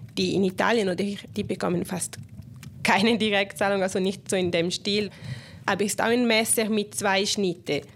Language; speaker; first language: German; non-native, local second language; Italian